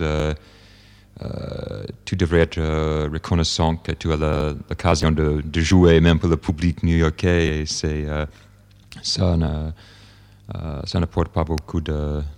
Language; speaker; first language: French; non-native, fluent; English